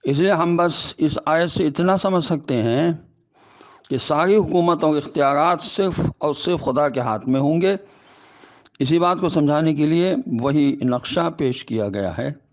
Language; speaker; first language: Urdu; native; Urdu